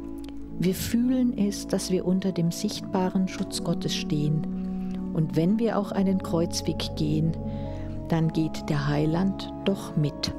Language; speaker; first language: German; native; German